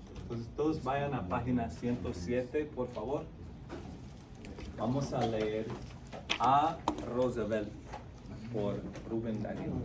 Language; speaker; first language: Spanish; non-native, fluent; English